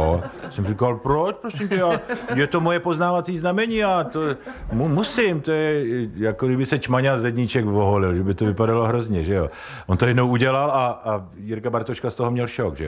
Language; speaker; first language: Czech; native; Czech